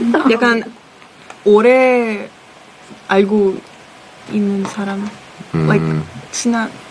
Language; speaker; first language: Korean; non-native, fluent; Russian